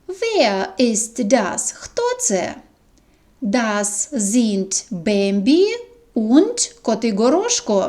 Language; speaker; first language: German; non-native, fluent; Ukrainian